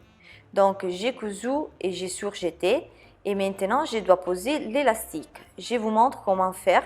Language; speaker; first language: French; non-native, fluent; Italian